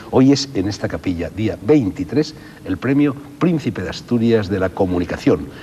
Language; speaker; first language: Spanish; native; Spanish